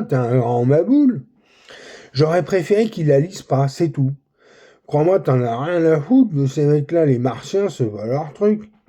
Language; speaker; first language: French; native; French